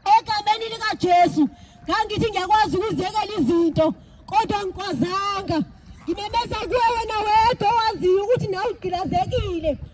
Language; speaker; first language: Zulu; non-native, local second language; Xhosa